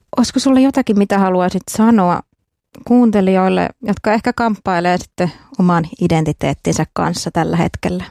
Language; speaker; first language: Finnish; native; Finnish